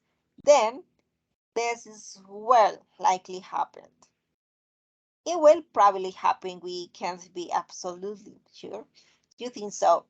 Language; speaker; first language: English; non-native, fluent; Spanish